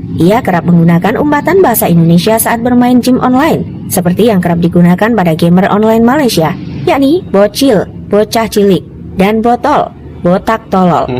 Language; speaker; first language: Indonesian; native; Indonesian